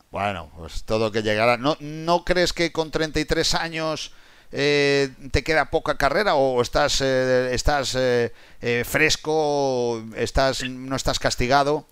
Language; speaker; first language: Spanish; native; Spanish